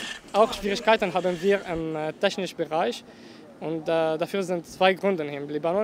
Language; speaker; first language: German; non-native, fluent; Arabic